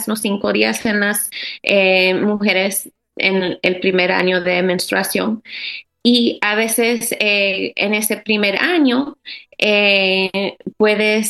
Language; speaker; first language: Spanish; early bilingual, heritage; Spanish